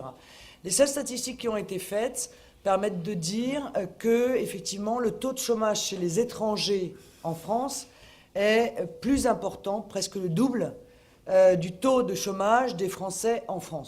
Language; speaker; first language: French; native; French